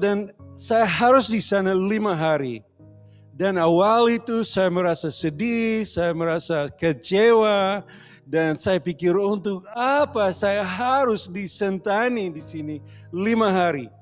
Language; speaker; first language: Indonesian; non-native, learner; English